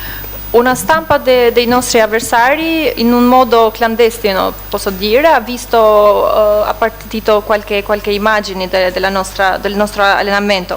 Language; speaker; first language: Italian; non-native, fluent; Albanian